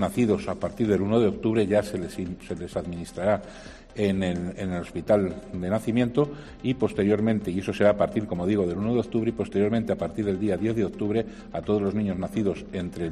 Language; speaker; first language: Spanish; native; Spanish